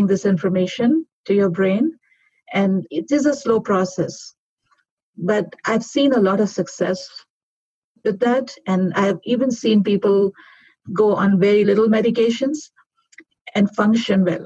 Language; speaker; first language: English; non-native, local second language; Urdu